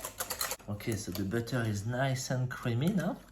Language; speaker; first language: English; non-native, fluent; French